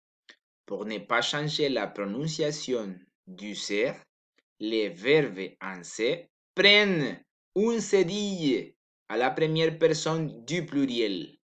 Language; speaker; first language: French; non-native, learner; Spanish